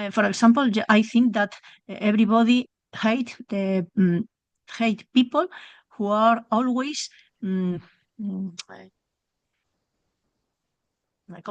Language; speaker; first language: English; non-native, learner; Spanish